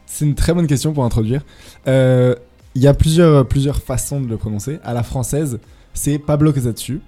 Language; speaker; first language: French; native; French